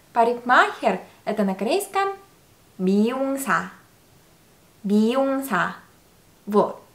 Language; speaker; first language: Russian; non-native, fluent; Korean